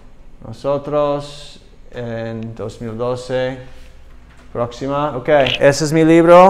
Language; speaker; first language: Spanish; non-native, learner; English